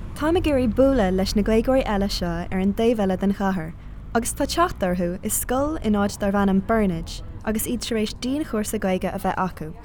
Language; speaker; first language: Irish; non-native, local second language; English